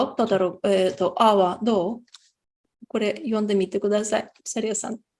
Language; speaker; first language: Japanese; non-native, fluent; Tatar